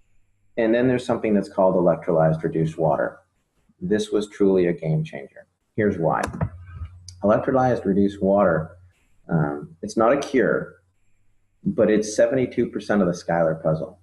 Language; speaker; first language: English; native; English